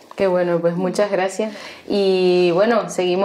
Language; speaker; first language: Spanish; native; Spanish